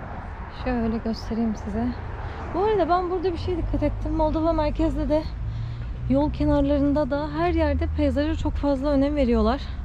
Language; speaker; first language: Turkish; native; Turkish